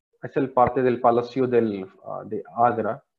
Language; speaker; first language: Spanish; non-native, learner; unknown